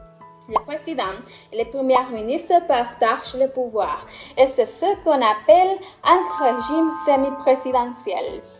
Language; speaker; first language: French; non-native, learner; Spanish